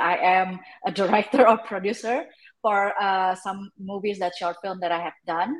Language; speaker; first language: English; non-native, fluent; Indonesian